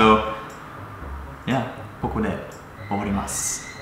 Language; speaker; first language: Japanese; non-native, fluent; English